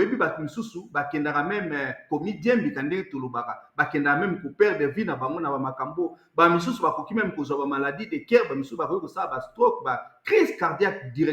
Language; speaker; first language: French; non-native, local second language; Lingala